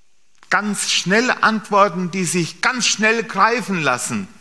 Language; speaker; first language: German; native; German